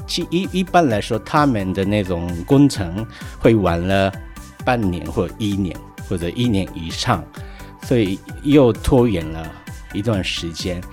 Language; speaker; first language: Chinese; non-native, fluent; Japanese